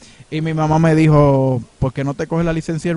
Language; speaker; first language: Spanish; native; Spanish